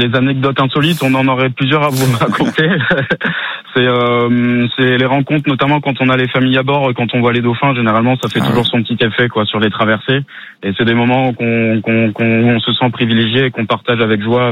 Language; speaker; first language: French; native; French